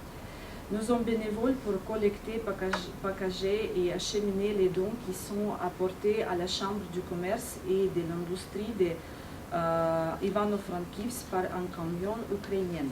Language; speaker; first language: French; non-native, fluent; Ukrainian